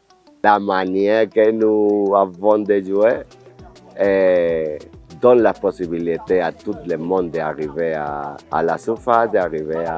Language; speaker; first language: French; non-native, learner; Spanish